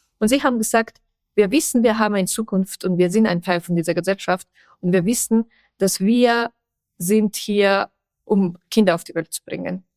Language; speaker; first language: German; non-native, fluent; Persian